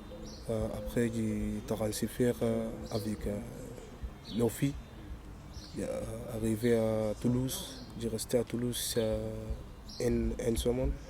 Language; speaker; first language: French; non-native, learner; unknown